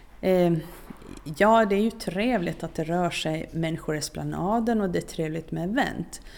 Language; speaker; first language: Swedish; native; Swedish